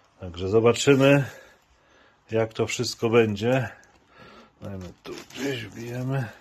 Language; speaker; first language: Polish; native; Polish